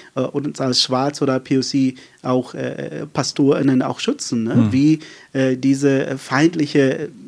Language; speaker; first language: German; non-native, fluent; Afrikaans